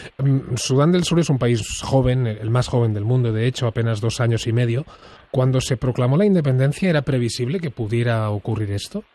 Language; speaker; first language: Spanish; non-native, local second language; Catalan